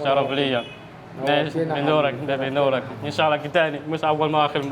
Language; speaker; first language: Arabic; non-native, fluent; Chinese